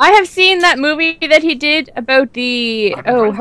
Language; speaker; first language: English; native; English